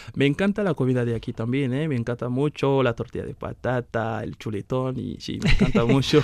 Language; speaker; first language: Spanish; non-native, fluent; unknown